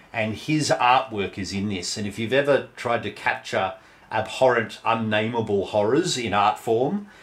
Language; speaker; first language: English; native; English